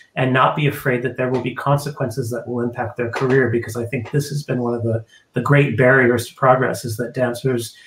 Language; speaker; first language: English; native; English